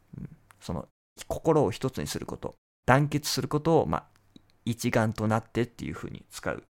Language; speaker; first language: Japanese; native; Japanese